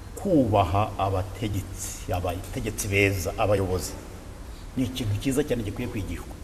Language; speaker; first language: Kinyarwanda; native; Kinyarwanda